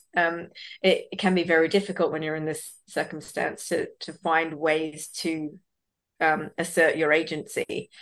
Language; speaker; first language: English; native; English